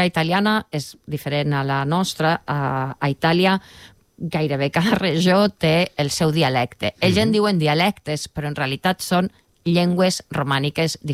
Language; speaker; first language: Catalan; native; Catalan